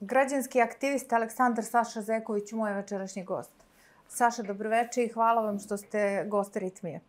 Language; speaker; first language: Serbian; native; Serbian